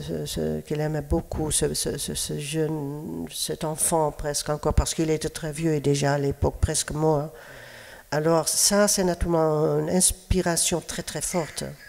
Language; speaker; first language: French; non-native, fluent; Dutch